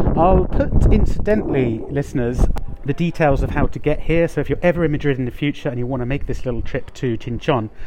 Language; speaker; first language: English; native; English